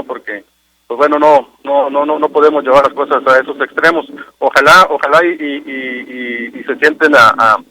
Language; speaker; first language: Spanish; native; Spanish